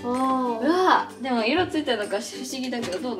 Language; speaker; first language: Japanese; native; Japanese